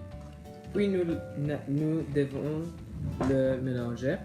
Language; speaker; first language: French; non-native, learner; English